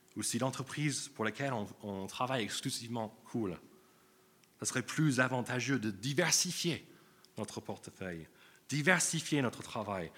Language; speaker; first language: French; non-native, fluent; English